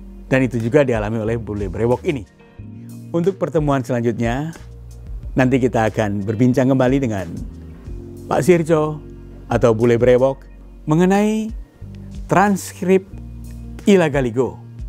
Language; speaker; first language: Indonesian; native; Indonesian